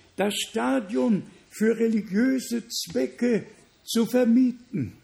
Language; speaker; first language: German; native; German